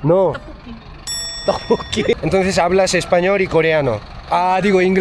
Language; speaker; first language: Spanish; non-native, fluent; Korean